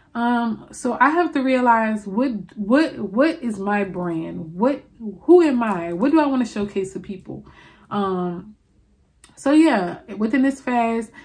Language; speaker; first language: English; native; English